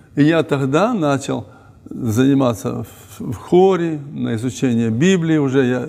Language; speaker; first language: Russian; native; Russian